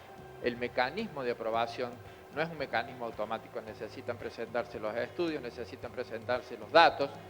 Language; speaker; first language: Spanish; native; Spanish